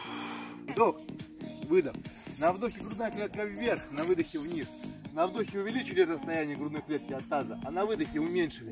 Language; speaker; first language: Russian; native; Russian